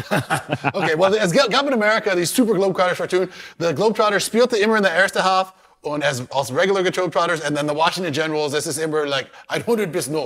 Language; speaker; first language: German; non-native, learner; English